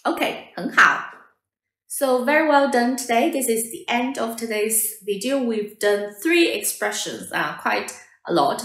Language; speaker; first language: English; non-native, fluent; Chinese